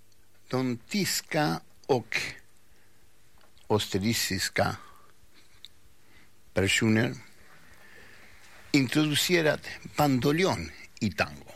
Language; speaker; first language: Swedish; non-native, fluent; Spanish